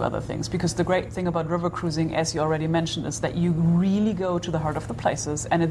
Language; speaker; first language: English; non-native, fluent; German